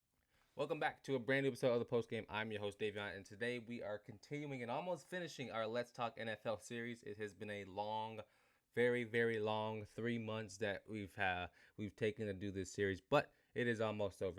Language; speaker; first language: English; native; English